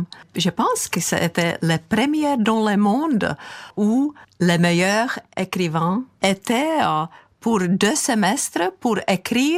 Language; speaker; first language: French; non-native, fluent; Czech